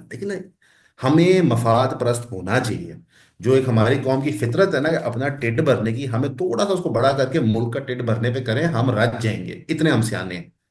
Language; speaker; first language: Urdu; non-native, local second language; Punjabi